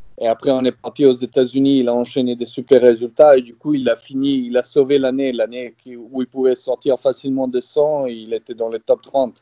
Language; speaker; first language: French; non-native, fluent; Serbian